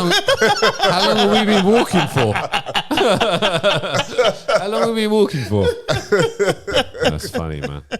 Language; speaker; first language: English; native; English